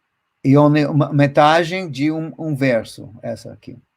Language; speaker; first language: Portuguese; non-native, fluent; English